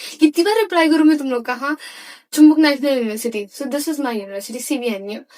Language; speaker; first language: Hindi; non-native, local second language; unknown